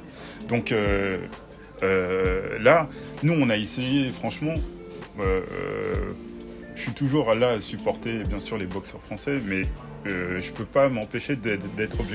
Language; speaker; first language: French; native; French